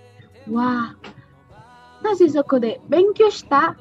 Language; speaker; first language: Japanese; non-native, learner; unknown